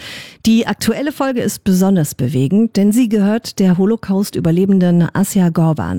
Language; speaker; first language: German; native; German